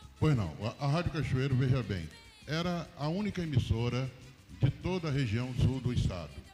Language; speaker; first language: Portuguese; native; Portuguese